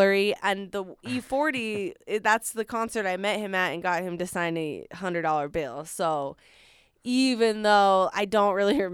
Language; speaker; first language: English; native; English